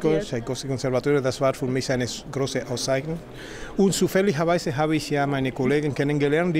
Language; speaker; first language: German; non-native, fluent; Spanish